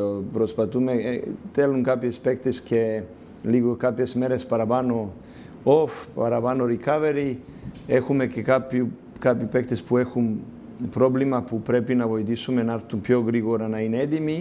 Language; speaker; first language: Greek; non-native, learner; Serbian